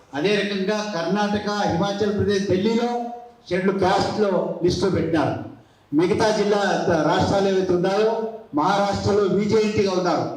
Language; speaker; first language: Telugu; non-native, local second language; Lambadi